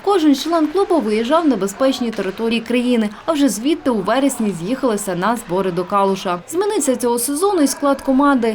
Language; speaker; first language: Ukrainian; native; Ukrainian